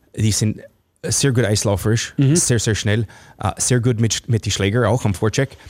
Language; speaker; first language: German; non-native, fluent; English